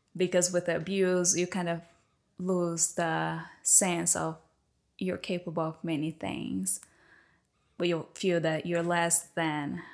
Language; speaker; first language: English; non-native, fluent; Portuguese